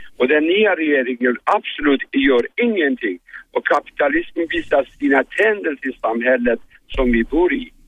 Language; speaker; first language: Swedish; non-native, fluent; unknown